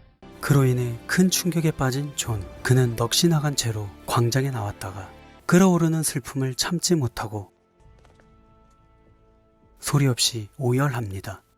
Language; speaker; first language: Korean; native; Korean